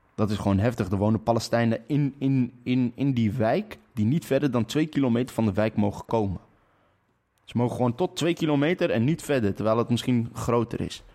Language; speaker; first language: Dutch; native; Dutch